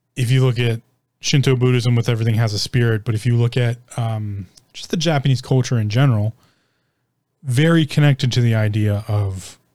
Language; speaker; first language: English; native; English